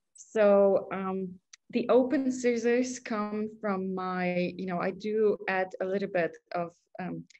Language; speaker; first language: English; non-native, fluent; Polish